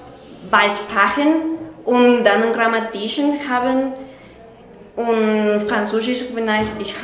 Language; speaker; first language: German; non-native, learner; Spanish